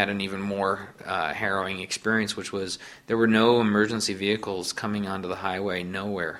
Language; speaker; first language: English; native; English